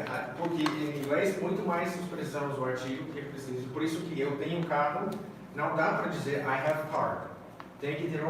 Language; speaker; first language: Portuguese; non-native, fluent; English